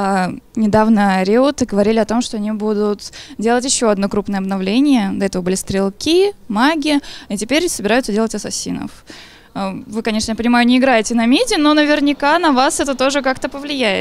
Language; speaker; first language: Russian; native; Russian